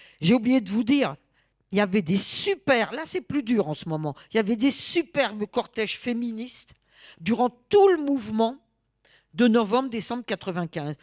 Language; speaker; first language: French; native; French